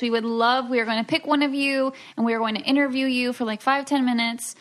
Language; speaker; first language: English; native; English